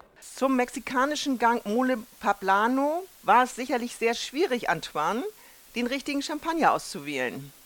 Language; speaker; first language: German; native; German